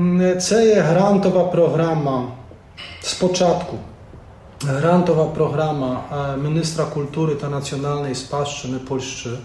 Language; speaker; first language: Ukrainian; non-native, fluent; Polish